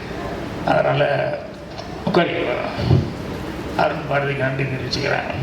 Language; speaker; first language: Tamil; native; Tamil